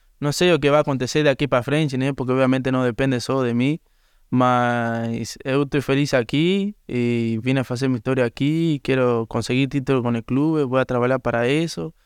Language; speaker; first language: Portuguese; non-native, learner; Spanish